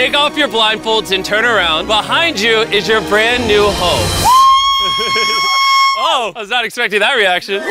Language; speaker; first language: English; native; English